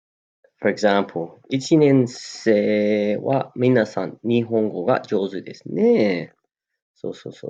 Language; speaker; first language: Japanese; non-native, fluent; English